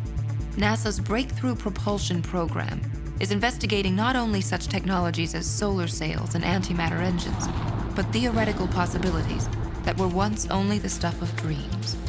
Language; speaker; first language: English; native; English